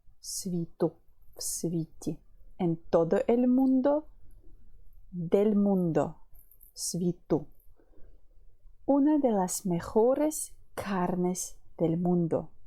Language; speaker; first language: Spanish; non-native, fluent; Ukrainian